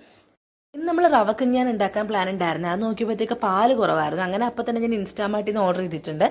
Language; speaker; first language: Malayalam; native; Malayalam